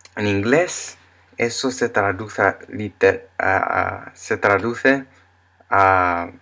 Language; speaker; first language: Spanish; non-native, learner; English